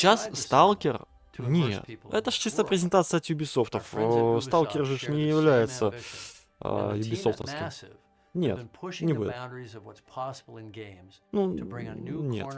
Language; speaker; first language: Russian; native; Russian